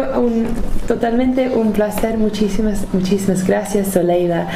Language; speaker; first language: Spanish; non-native, learner; English